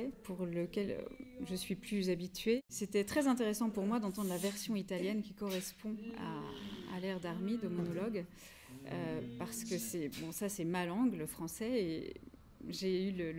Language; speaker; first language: French; native; French